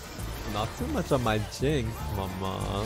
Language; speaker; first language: English; native; English